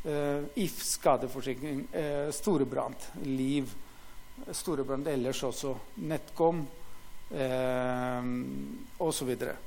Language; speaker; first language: Norwegian; non-native, fluent; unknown